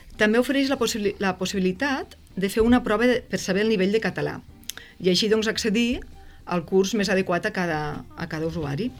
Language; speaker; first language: Catalan; native; Catalan